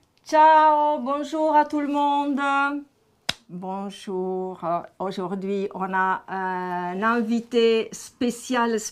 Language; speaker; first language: French; non-native, fluent; Italian